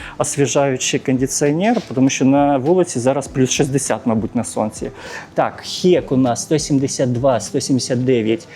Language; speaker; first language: Ukrainian; non-native, local second language; Russian